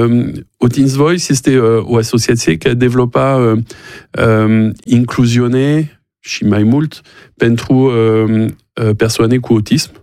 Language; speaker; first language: Romanian; non-native, learner; French